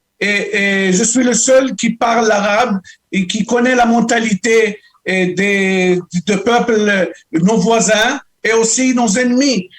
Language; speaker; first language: French; non-native, local second language; Arabic